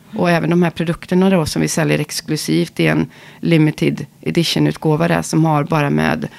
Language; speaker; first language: Swedish; native; Swedish